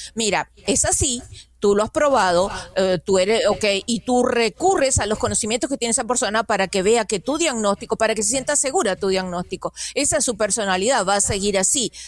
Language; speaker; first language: Spanish; native; Spanish